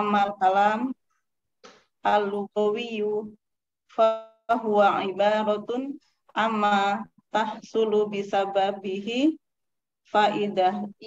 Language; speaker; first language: Arabic; non-native, learner; Indonesian